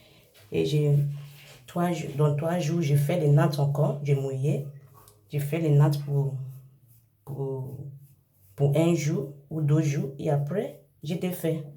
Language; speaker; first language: French; non-native, learner; English